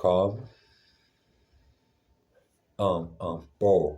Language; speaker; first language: French; non-native, learner; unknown